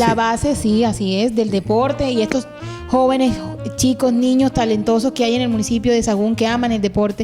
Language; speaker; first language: Spanish; native; Spanish